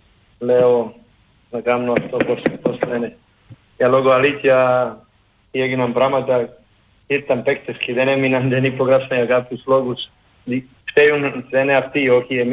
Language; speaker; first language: Greek; non-native, learner; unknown